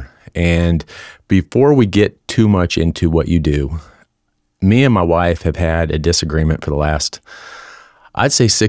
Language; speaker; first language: English; native; English